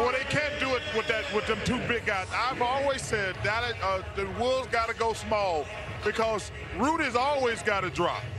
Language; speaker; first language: English; native; English